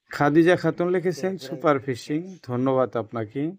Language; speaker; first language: Bangla; non-native, local second language; Assamese